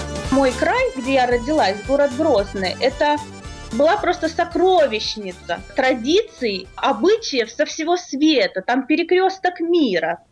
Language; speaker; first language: Russian; native; Russian